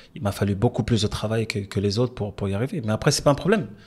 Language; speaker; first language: French; native; French